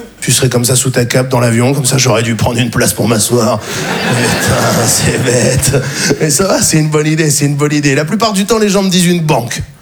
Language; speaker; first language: French; native; French